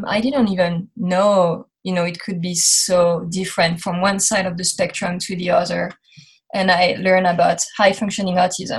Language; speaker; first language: English; non-native, fluent; French